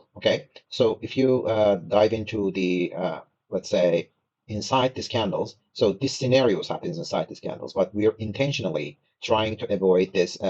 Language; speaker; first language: English; non-native, fluent; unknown